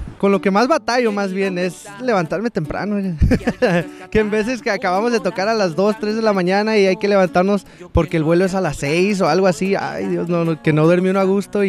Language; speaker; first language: Spanish; native; Spanish